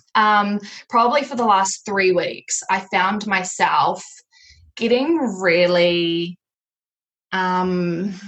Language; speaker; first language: English; native; English